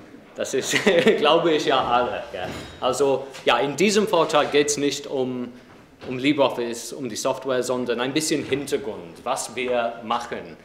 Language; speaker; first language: German; non-native, fluent; English